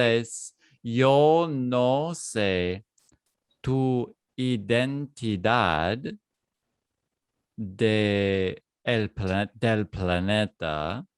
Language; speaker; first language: Spanish; non-native, fluent; English